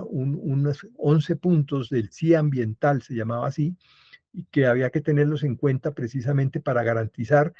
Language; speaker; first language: Spanish; native; Spanish